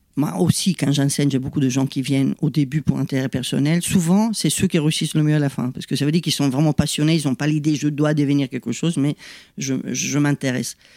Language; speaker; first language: French; non-native, fluent; Italian